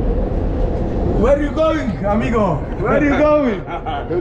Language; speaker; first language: English; non-native, learner; Polish